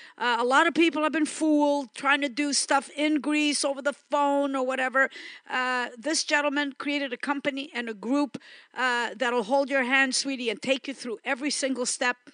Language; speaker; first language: English; early bilingual, other home language; Greek